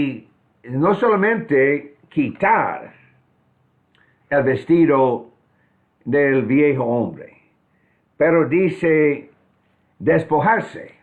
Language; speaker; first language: Spanish; non-native, fluent; English